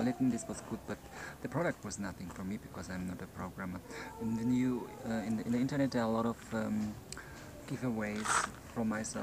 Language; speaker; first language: English; non-native, fluent; German